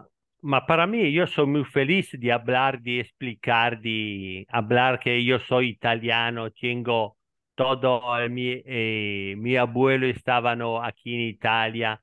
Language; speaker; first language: Spanish; non-native, learner; Italian